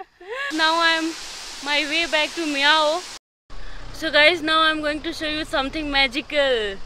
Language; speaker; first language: English; non-native, local second language; Hindi